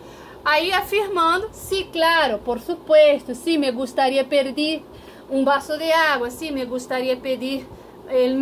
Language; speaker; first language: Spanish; non-native, fluent; Portuguese